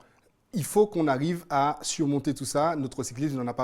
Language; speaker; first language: French; native; French